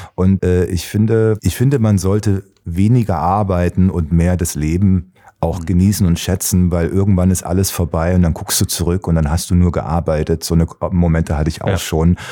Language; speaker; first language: German; native; German